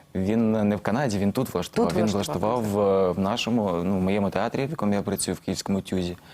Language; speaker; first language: Ukrainian; native; Ukrainian